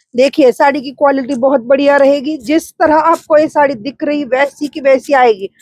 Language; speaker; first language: Hindi; non-native, local second language; Marathi